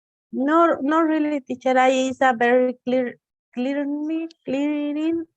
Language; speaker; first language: English; non-native, learner; Spanish